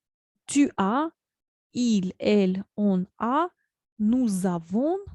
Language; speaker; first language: French; non-native, fluent; Armenian